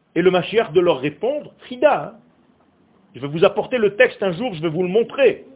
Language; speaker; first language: French; non-native, fluent; Hebrew